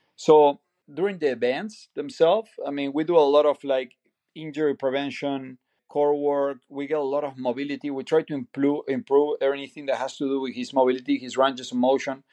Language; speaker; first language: English; non-native, fluent; Spanish